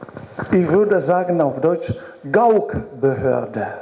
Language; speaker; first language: German; non-native, fluent; Polish